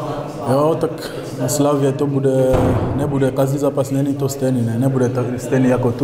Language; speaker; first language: Czech; non-native, learner; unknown